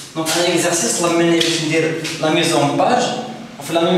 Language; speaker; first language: French; non-native, local second language; Arabic